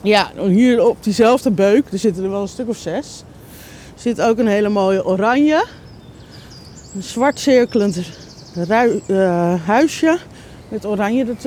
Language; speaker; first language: Dutch; native; Dutch